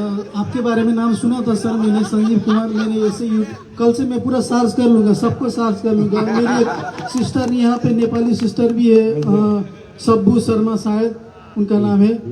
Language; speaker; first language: Hindi; non-native, local second language; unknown